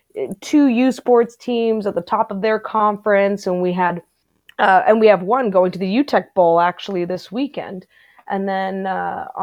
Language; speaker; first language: English; native; English